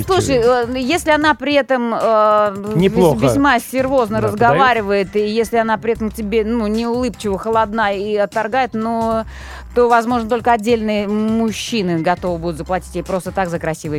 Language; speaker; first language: Russian; native; Russian